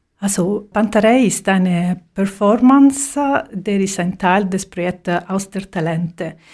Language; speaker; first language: German; non-native, fluent; Italian